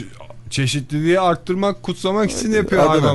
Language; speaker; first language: Turkish; native; Turkish